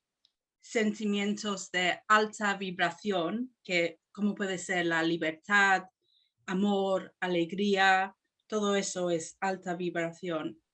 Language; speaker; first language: Spanish; non-native, fluent; English